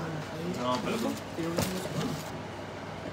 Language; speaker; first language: Spanish; early bilingual, heritage; Spanish